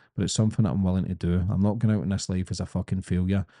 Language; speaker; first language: English; native; English